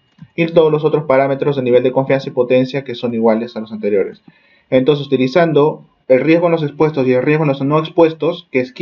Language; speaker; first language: Spanish; native; Spanish